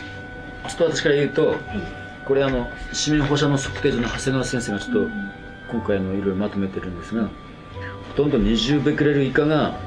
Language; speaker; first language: Japanese; native; Japanese